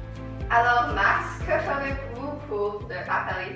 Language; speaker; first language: French; non-native, learner; English